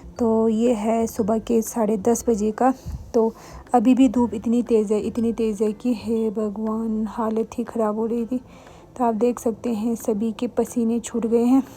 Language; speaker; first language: Hindi; non-native, local second language; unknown